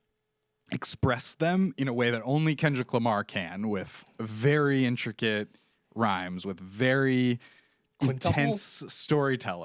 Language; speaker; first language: English; native; English